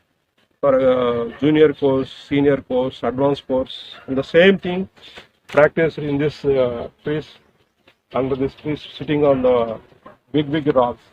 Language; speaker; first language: English; non-native, learner; Telugu